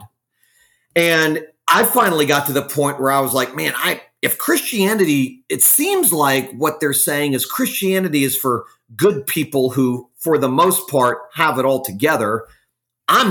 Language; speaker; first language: English; native; English